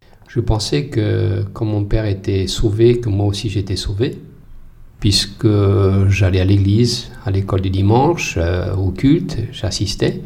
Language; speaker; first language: French; non-native, fluent; Portuguese